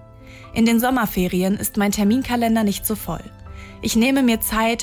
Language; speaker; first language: German; native; German